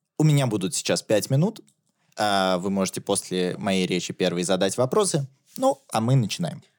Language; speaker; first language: Russian; native; Russian